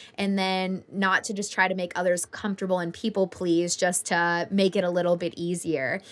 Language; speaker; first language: English; native; English